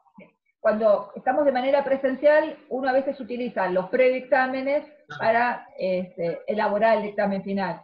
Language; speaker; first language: Spanish; native; Spanish